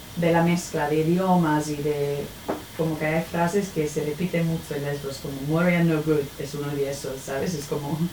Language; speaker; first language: Spanish; non-native, fluent; English